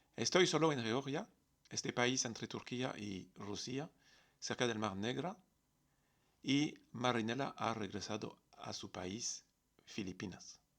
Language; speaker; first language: Spanish; non-native, fluent; French